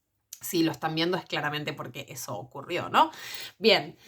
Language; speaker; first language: Spanish; native; Spanish